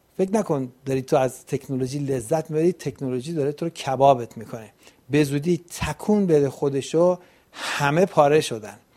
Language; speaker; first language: Persian; native; Persian